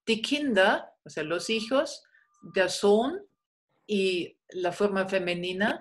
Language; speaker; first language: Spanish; non-native, fluent; German